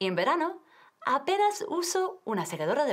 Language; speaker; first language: Spanish; non-native, fluent; English